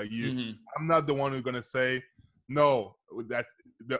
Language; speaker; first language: English; native; English